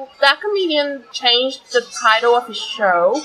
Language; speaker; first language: English; non-native, local second language; Cantonese